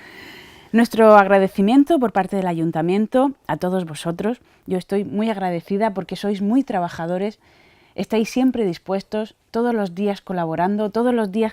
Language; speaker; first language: Spanish; native; Spanish